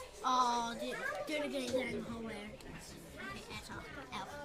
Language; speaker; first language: Welsh; non-native, local second language; English